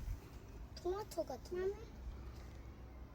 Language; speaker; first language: Korean; early bilingual, heritage; Korean